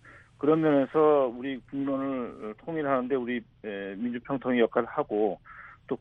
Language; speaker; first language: Korean; native; Korean